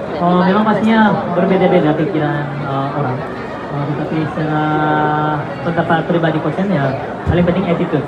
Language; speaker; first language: Indonesian; non-native, fluent; Korean